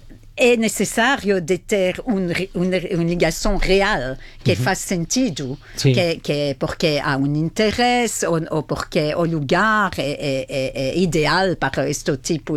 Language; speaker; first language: Portuguese; non-native, fluent; French